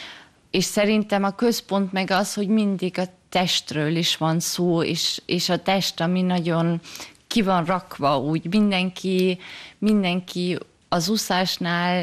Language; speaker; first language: Hungarian; early bilingual, heritage; German